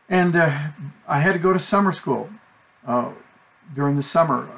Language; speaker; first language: English; native; English